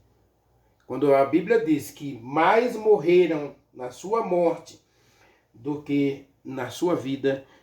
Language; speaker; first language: Portuguese; native; Portuguese